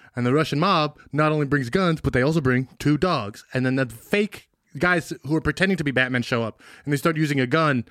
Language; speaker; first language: English; native; English